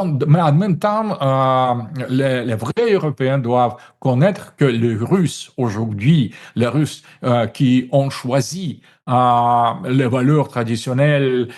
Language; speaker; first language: French; non-native, fluent; Russian